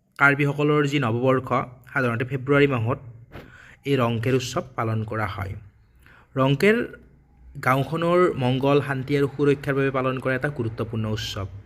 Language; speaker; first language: Assamese; native; Assamese